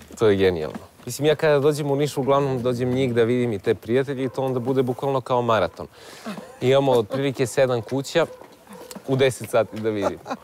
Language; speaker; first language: Serbian; native; Serbian